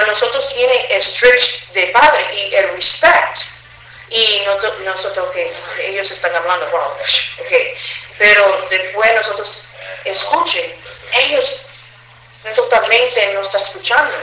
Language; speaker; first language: Spanish; early bilingual, heritage; English